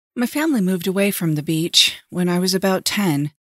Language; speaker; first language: English; native; English